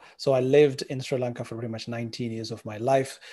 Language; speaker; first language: English; non-native, local second language; Sinhala